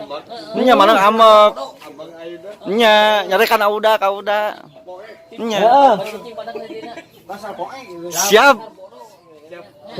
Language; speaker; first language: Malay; non-native, local second language; Sundanese